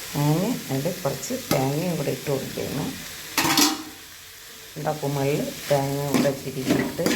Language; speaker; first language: Malayalam; native; Malayalam